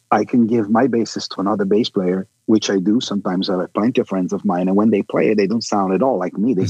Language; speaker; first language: English; non-native, fluent; Italian